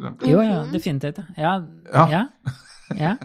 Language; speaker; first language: Norwegian; native; Norwegian